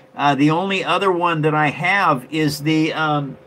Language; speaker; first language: English; native; English